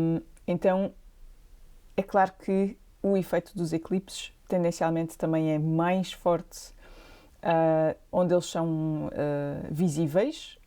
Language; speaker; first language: Portuguese; native; Portuguese